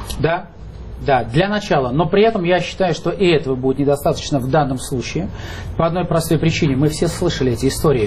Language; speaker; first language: Russian; native; Russian